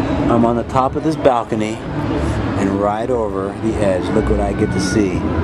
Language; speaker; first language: English; native; English